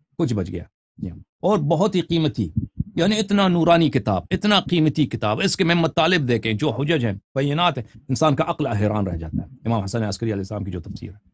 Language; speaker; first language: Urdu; non-native, fluent; Persian